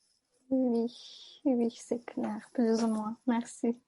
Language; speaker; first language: French; non-native, fluent; Turkish